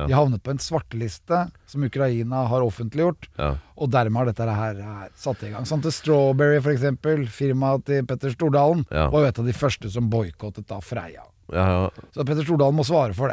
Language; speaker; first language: Norwegian; native; Norwegian